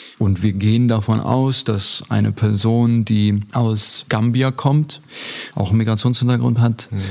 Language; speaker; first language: German; early bilingual, other home language; Turkish